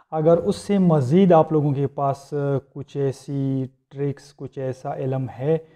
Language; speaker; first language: Urdu; non-native, local second language; Punjabi